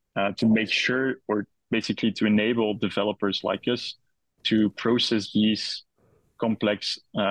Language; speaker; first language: English; non-native, fluent; Dutch